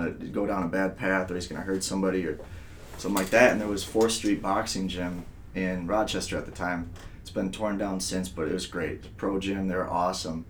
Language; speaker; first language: English; native; English